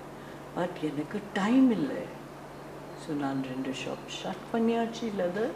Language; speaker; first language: Tamil; non-native, learner; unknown